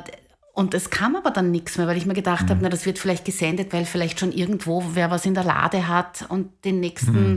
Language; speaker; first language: German; native; German